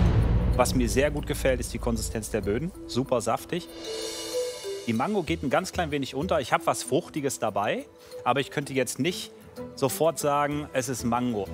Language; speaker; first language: German; native; German